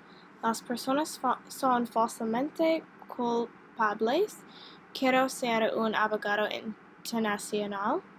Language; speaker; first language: Spanish; non-native, learner; English